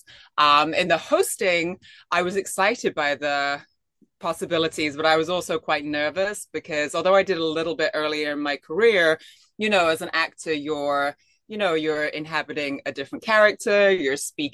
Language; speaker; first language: English; native; English